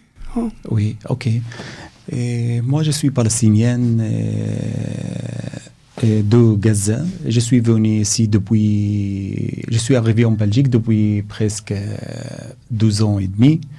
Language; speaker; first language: French; non-native, learner; Arabic